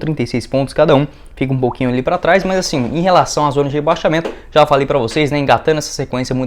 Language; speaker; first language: Portuguese; native; Portuguese